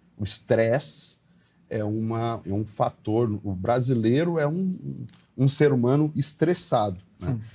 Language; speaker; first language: Portuguese; native; Portuguese